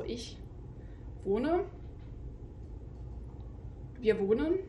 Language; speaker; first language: German; non-native, fluent; English